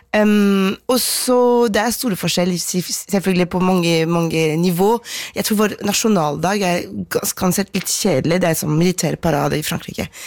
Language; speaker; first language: Norwegian; non-native, fluent; French